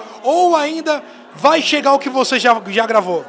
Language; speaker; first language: Portuguese; native; Portuguese